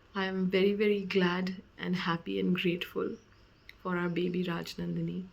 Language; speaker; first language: English; non-native, local second language; Bangla